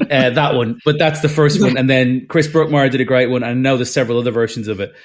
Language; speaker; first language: English; native; English